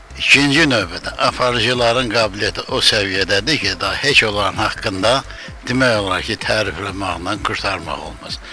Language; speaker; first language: Azerbaijani; native; Azerbaijani